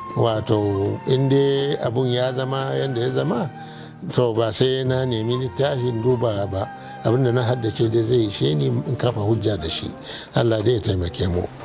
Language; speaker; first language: Hausa; non-native, local second language; Arabic